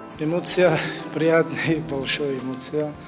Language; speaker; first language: Russian; non-native, fluent; Georgian